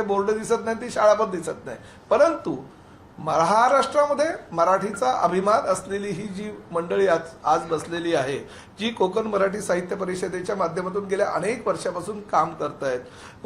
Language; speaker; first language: Marathi; native; Marathi